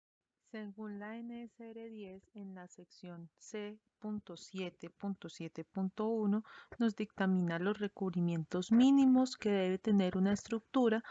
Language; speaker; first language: Spanish; native; Spanish